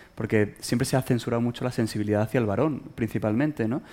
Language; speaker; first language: Spanish; native; Spanish